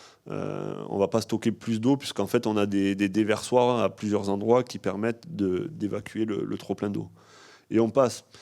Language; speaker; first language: French; native; French